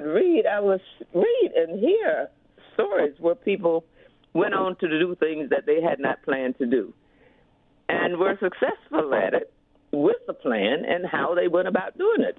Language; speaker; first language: English; native; English